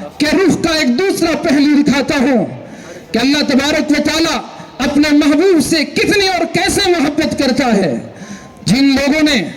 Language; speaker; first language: Urdu; native; Urdu